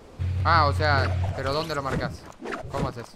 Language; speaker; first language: Spanish; native; Spanish